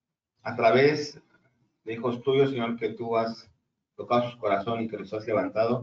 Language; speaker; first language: Spanish; native; Spanish